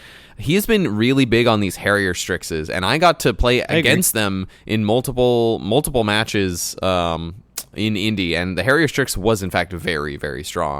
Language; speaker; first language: English; native; English